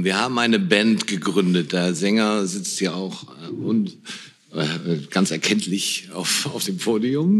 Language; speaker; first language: German; native; German